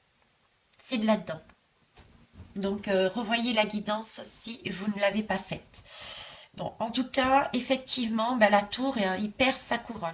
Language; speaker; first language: French; native; French